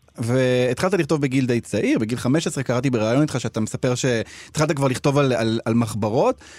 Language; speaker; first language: Hebrew; native; Hebrew